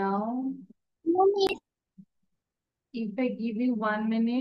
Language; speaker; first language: English; non-native, fluent; Bangla